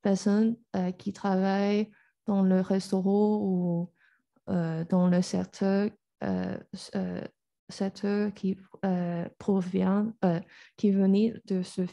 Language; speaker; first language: French; non-native, learner; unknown